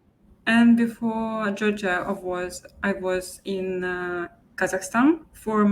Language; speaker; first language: English; non-native, local second language; Russian